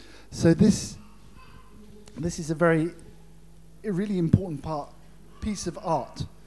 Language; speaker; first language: English; native; English